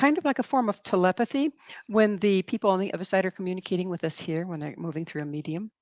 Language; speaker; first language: English; native; English